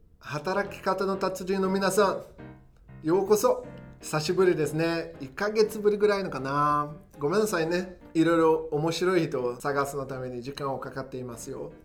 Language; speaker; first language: Japanese; non-native, fluent; Portuguese